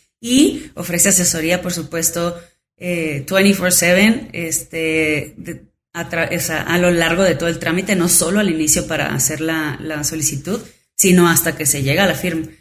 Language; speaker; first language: Spanish; native; Spanish